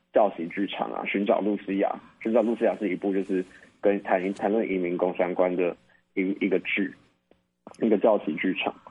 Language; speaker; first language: Chinese; native; Chinese